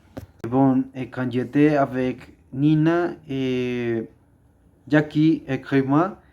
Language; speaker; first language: French; non-native, learner; Spanish